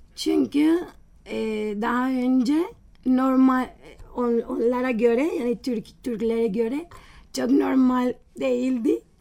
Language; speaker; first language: Turkish; non-native, learner; Spanish